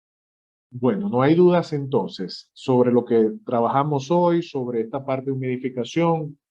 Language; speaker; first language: Spanish; native; Spanish